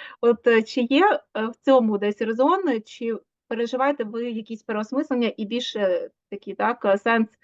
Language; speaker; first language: Ukrainian; native; Ukrainian